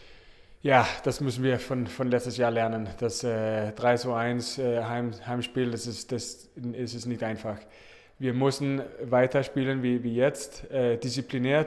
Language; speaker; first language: German; non-native, learner; Danish